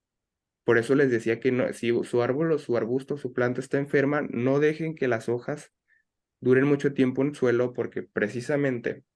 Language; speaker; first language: Spanish; native; Spanish